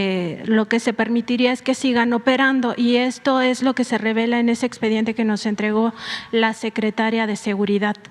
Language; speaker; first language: Spanish; native; Spanish